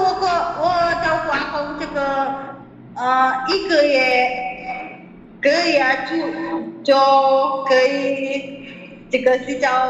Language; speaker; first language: Chinese; non-native, learner; Indonesian